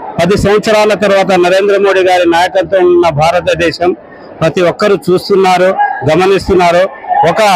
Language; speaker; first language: Telugu; non-native, local second language; Lambadi